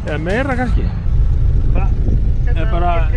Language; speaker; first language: Icelandic; native; Icelandic